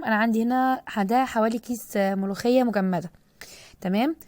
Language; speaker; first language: Arabic; native; Arabic